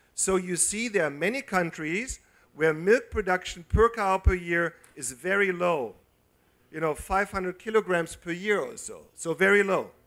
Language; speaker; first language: English; non-native, fluent; German